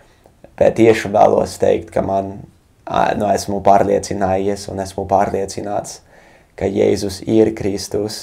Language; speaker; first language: Latvian; non-native, fluent; English